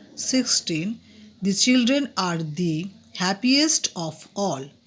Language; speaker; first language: English; non-native, local second language; Bangla